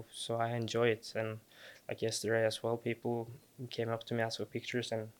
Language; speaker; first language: English; non-native, fluent; Norwegian